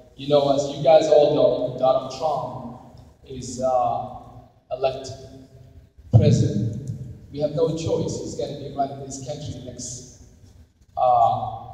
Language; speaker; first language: English; non-native, fluent; Somali